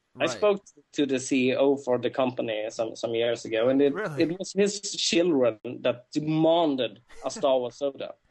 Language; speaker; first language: English; non-native, fluent; Swedish